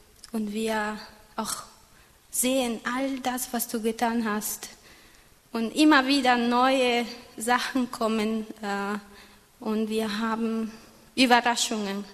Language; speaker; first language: German; non-native, fluent; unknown